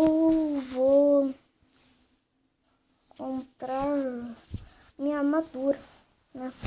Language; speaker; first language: Portuguese; native; Portuguese